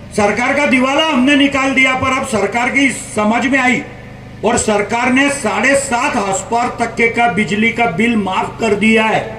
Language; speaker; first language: Hindi; non-native, local second language; Marathi